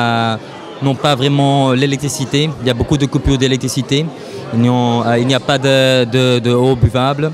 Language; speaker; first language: French; non-native, local second language; Dutch